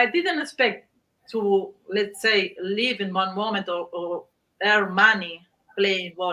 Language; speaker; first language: English; non-native, learner; Spanish